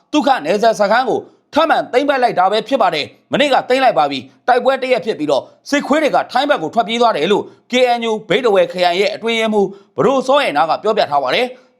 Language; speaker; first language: Burmese; native; Burmese